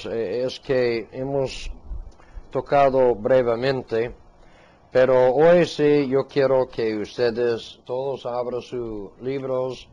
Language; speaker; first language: Spanish; non-native, fluent; English